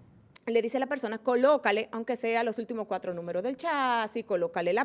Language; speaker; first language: Spanish; native; Spanish